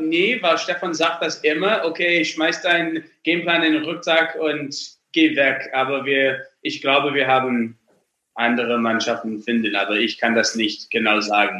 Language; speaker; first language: German; non-native, learner; English